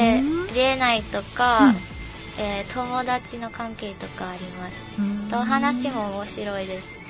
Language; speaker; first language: Japanese; non-native, learner; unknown